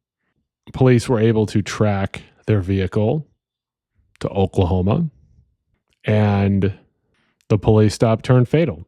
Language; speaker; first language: English; native; English